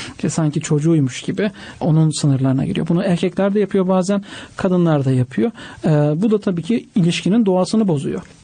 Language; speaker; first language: Turkish; native; Turkish